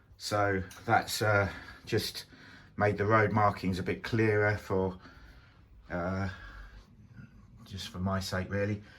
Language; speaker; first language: English; native; English